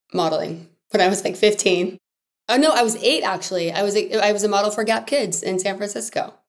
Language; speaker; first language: English; native; English